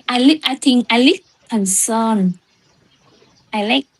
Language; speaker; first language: English; non-native, learner; Vietnamese